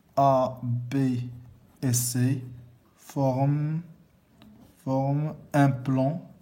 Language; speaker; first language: French; non-native, local second language; Arabic